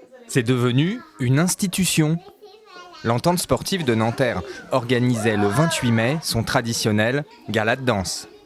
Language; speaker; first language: French; native; French